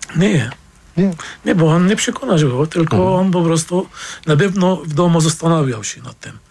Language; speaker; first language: Polish; non-native, fluent; Arabic